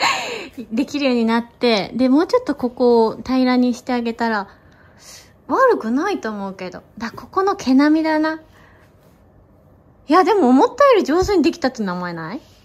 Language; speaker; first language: Japanese; native; Japanese